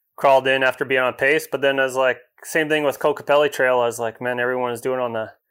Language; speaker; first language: English; native; English